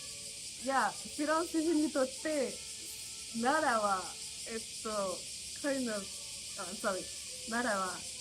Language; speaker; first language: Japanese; non-native, learner; French